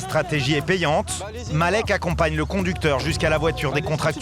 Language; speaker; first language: French; native; French